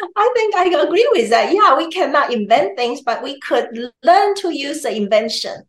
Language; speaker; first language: English; non-native, fluent; Chinese